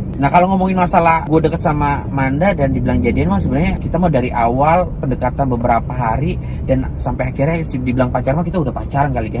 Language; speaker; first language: Indonesian; native; Indonesian